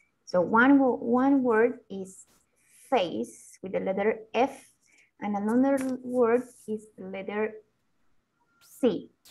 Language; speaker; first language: English; non-native, learner; Spanish